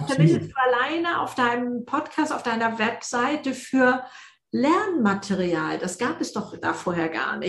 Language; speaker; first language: German; native; German